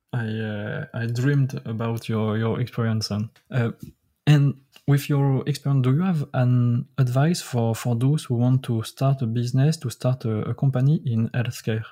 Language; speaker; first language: English; non-native, learner; French